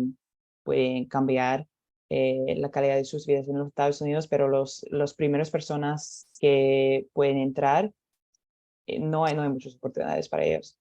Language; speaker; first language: Spanish; non-native, learner; English